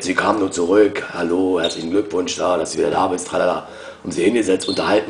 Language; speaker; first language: German; native; German